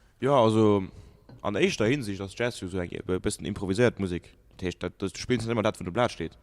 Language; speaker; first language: Luxembourgish; native; Luxembourgish